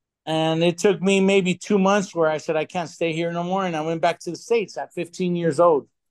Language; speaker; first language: English; early bilingual, other home language; Spanish